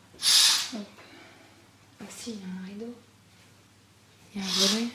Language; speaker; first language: French; native; French